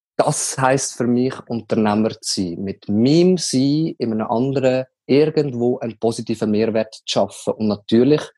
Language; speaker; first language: German; native; German